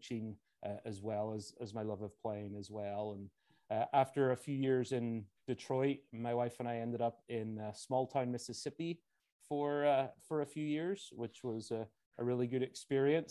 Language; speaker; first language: English; native; English